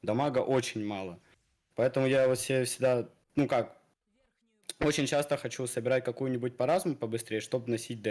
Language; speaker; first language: Russian; native; Russian